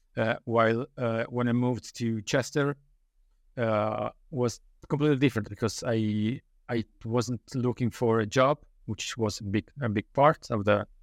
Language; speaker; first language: English; non-native, learner; Italian